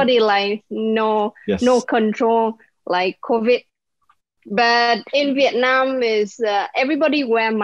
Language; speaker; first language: English; non-native, learner; Vietnamese